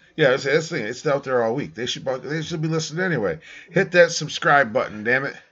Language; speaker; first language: English; early bilingual, other home language; Italian